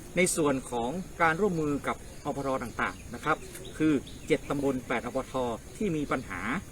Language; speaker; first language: Thai; native; Thai